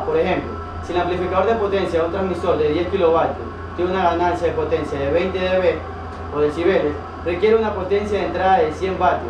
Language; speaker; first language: Spanish; native; Spanish